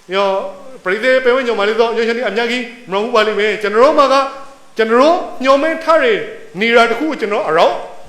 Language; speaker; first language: Burmese; native; Burmese